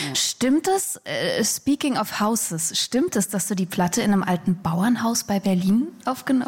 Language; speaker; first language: German; native; German